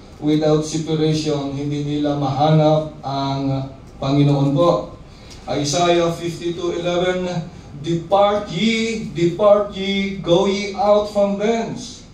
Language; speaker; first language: Filipino; non-native, local second language; Hiligaynon